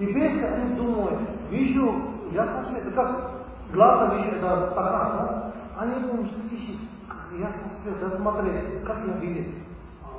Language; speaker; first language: Russian; non-native, learner; Tibetan